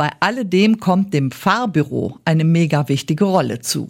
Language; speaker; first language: German; native; German